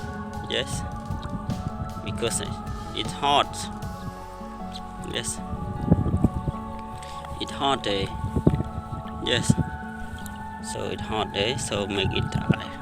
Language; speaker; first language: English; non-native, learner; Khmer